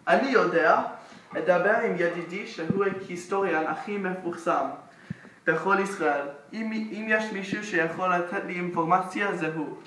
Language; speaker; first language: Hebrew; non-native, learner; English